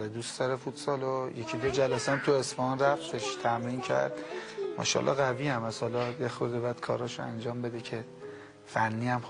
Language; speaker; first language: Persian; native; Persian